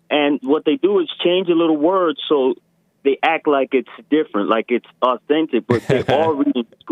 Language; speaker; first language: English; native; English